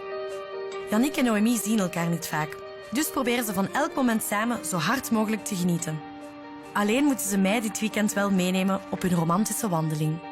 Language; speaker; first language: Dutch; native; Dutch